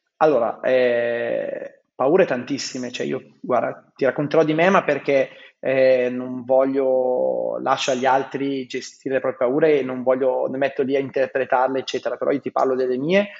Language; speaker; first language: Italian; native; Italian